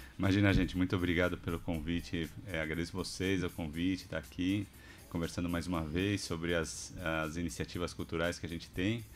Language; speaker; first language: Portuguese; native; Portuguese